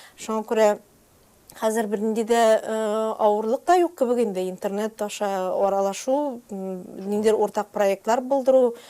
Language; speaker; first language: Tatar; native; Tatar